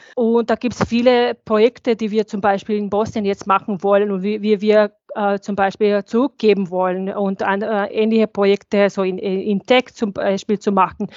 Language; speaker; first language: German; non-native, fluent; Bosnian